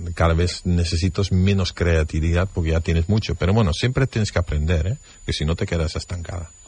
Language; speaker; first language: Spanish; non-native, fluent; Dutch